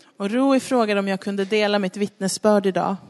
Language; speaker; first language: Swedish; non-native, fluent; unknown